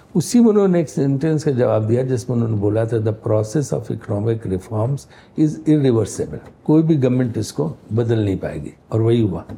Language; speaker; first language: Hindi; native; Hindi